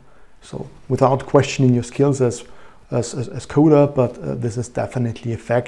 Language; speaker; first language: English; non-native, fluent; German